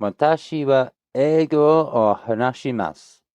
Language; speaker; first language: Japanese; non-native, learner; English